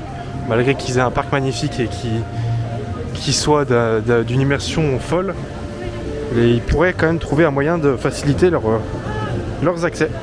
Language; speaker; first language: French; native; French